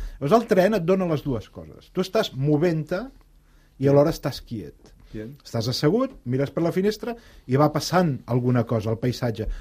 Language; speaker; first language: Catalan; native; Catalan